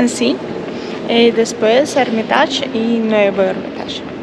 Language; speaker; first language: Spanish; non-native, learner; Russian